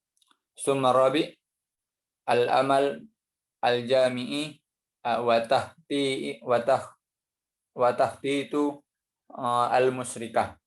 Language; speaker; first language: Arabic; non-native, learner; Indonesian